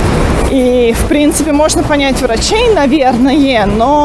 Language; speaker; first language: Russian; native; Russian